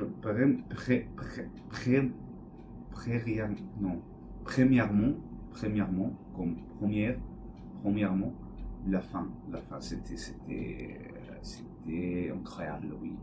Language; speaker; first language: French; non-native, learner; English